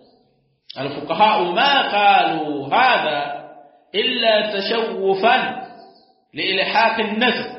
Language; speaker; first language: Arabic; non-native, fluent; Swahili